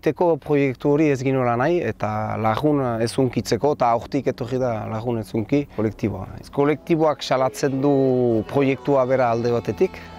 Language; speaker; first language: Basque; native; Basque